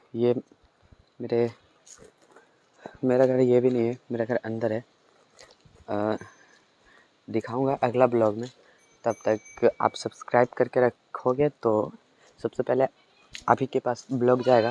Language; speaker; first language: Hindi; non-native, local second language; Magahi